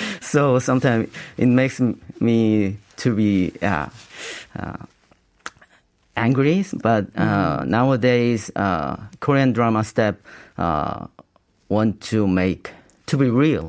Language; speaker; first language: English; non-native, learner; Korean